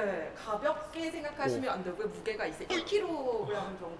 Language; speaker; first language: Korean; native; Korean